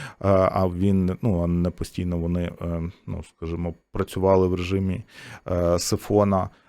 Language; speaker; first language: Ukrainian; native; Ukrainian